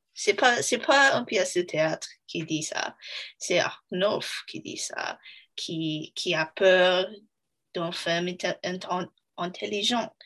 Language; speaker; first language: French; non-native, learner; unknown